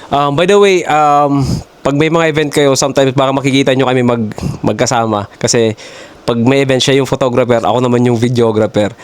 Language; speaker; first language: Filipino; non-native, local second language; Waray